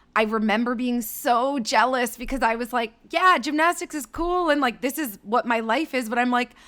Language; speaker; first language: English; native; English